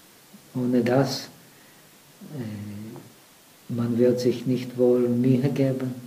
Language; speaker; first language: German; non-native, fluent; Czech